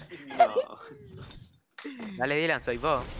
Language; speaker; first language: Spanish; native; Spanish